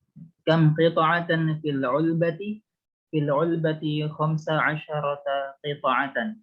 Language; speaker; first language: Arabic; non-native, learner; Indonesian